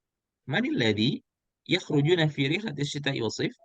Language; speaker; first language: Arabic; non-native, fluent; Indonesian